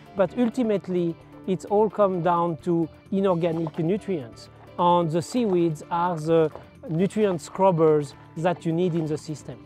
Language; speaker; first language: English; non-native, fluent; French